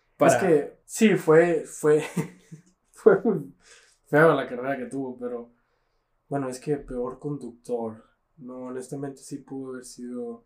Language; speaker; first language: Spanish; native; Spanish